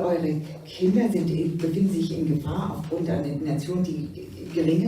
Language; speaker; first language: German; native; German